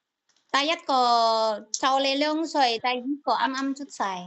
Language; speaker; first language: Cantonese; non-native, learner; Indonesian